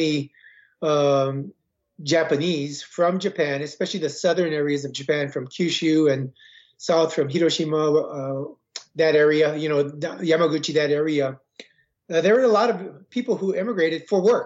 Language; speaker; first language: English; native; English